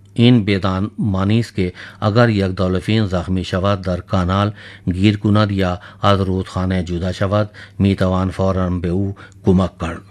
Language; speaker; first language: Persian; non-native, fluent; Urdu